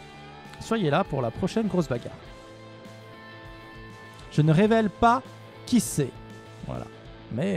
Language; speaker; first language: French; native; French